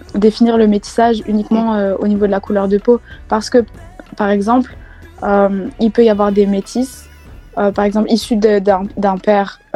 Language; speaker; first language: French; native; French